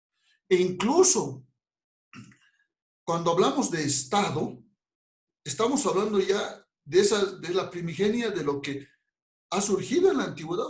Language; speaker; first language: Spanish; native; Spanish